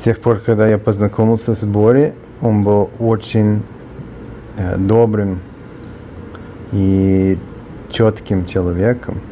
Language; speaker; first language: Russian; early bilingual, heritage; Russian